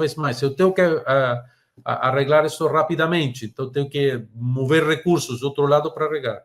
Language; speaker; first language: Portuguese; non-native, fluent; Spanish